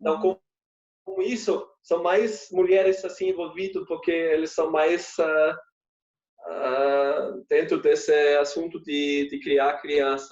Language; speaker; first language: Portuguese; non-native, fluent; German